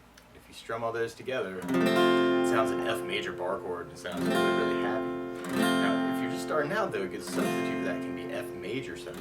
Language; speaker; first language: English; native; English